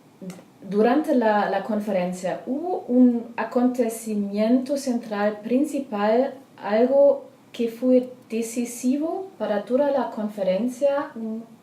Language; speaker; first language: Spanish; non-native, learner; German